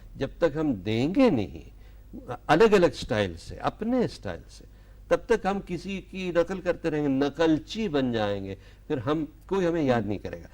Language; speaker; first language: Hindi; non-native, local second language; Gujarati